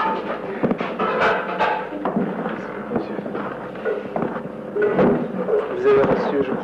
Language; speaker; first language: French; non-native, fluent; English